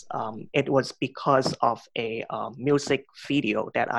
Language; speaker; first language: English; non-native, local second language; Cantonese